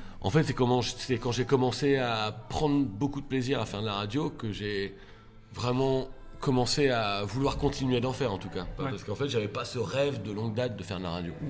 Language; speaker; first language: French; native; French